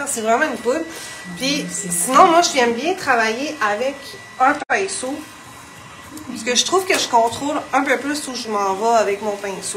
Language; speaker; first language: French; native; French